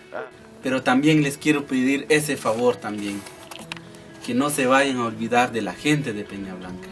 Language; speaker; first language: Spanish; native; Spanish